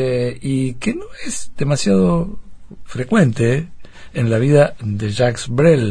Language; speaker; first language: Spanish; native; Spanish